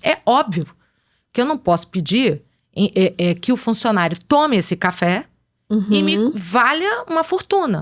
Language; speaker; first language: Portuguese; native; Portuguese